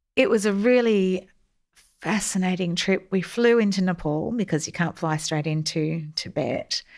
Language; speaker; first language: English; native; English